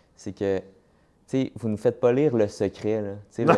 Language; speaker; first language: French; native; French